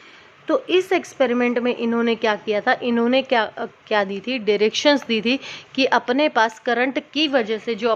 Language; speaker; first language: Hindi; native; Hindi